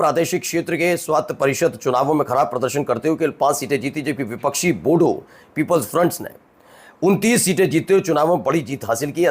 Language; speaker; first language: Hindi; native; Hindi